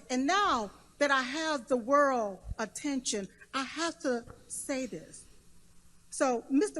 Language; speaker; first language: English; native; English